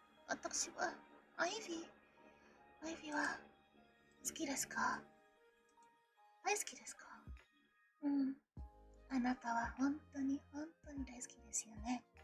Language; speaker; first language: Japanese; non-native, learner; English